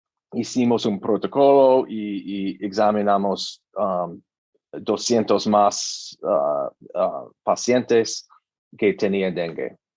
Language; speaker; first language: Spanish; non-native, learner; English